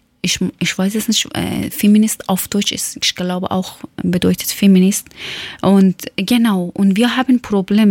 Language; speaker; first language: German; non-native, learner; Persian